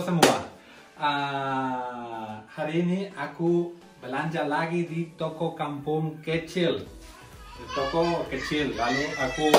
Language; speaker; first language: Indonesian; non-native, learner; Spanish